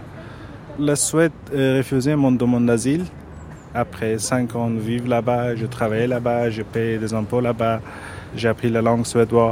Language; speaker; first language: French; non-native, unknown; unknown